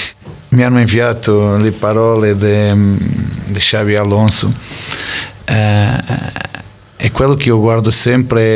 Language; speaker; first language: Italian; non-native, fluent; Portuguese